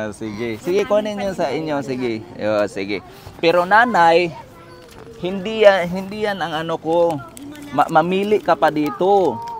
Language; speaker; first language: Filipino; native; Filipino